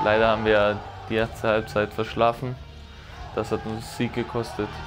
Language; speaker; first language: German; non-native, fluent; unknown